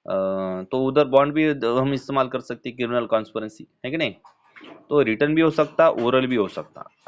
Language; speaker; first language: Hindi; non-native, local second language; Marathi